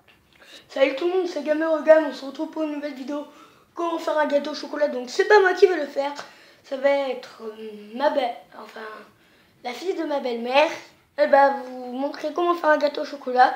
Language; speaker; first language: French; native; French